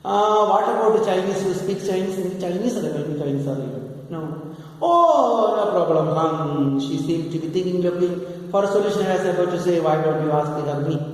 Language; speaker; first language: English; non-native, local second language; Malayalam